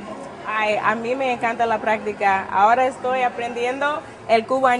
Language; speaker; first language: Spanish; non-native, fluent; English